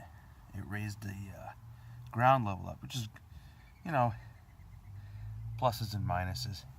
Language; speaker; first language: English; native; English